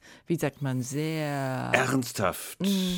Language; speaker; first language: German; non-native, fluent; Japanese